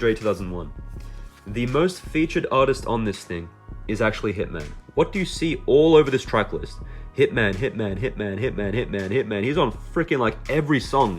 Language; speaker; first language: English; native; English